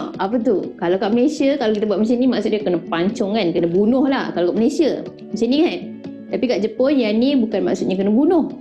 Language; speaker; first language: Malay; native; Malay